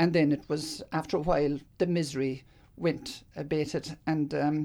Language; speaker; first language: English; native; English